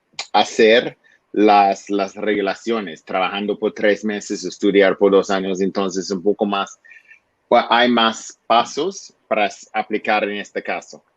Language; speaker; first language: Spanish; non-native, learner; English